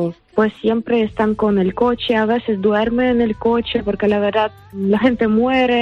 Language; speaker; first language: Spanish; non-native, learner; Ukrainian